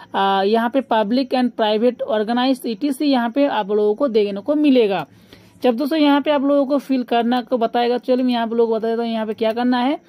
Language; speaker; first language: Hindi; non-native, local second language; Bangla